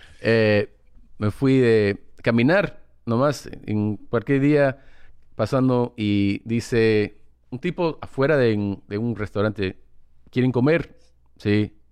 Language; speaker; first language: Spanish; early bilingual, heritage; English